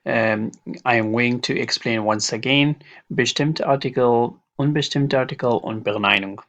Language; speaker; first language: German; non-native, learner; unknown